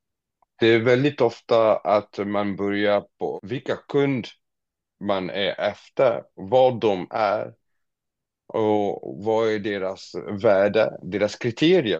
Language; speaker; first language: Swedish; non-native, fluent; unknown